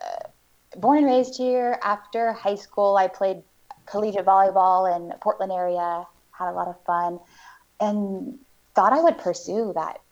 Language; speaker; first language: English; native; English